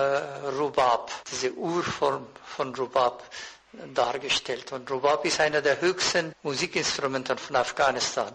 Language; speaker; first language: German; non-native, fluent; Persian